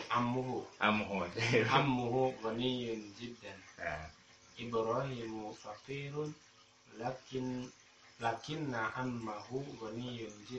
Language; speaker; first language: Arabic; non-native, learner; Indonesian